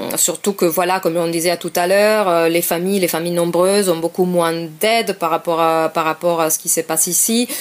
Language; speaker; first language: French; non-native, fluent; Italian